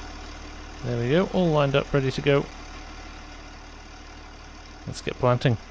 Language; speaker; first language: English; native; English